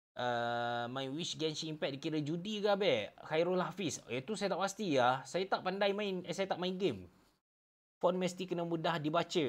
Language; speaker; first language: Malay; native; Malay